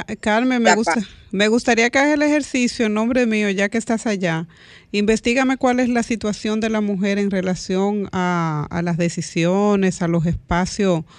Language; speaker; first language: Spanish; native; Spanish